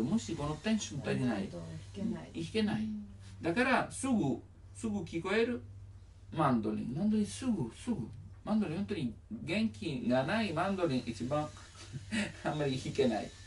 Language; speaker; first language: Japanese; non-native, learner; Italian